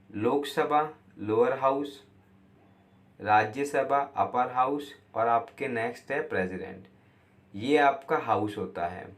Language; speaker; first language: Hindi; native; Hindi